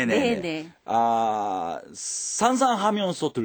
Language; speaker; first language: Korean; early bilingual, heritage; Japanese